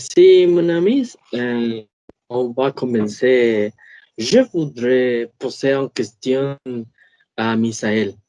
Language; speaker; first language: French; non-native, learner; Spanish